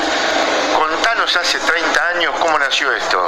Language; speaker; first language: Spanish; native; Spanish